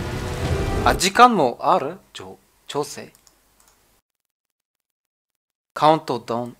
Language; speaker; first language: Japanese; non-native, learner; German